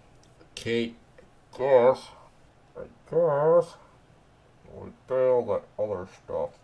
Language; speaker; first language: English; native; English